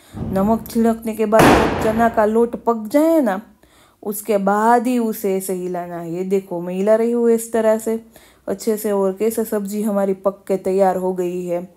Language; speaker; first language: Hindi; non-native, local second language; Gujarati